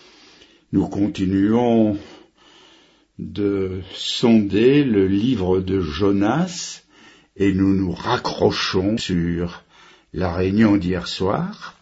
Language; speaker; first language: French; native; French